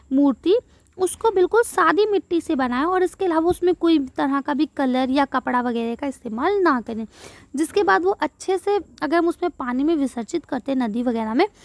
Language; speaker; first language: Hindi; native; Hindi